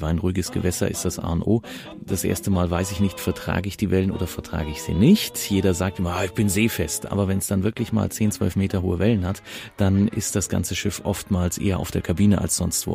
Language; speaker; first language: German; native; German